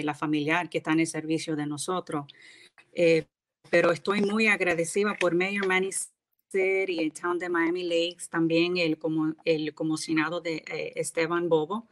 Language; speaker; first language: Spanish; early bilingual, heritage; English